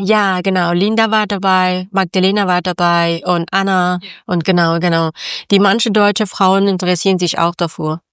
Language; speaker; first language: German; non-native, learner; Persian